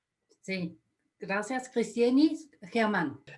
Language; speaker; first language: Spanish; non-native, fluent; German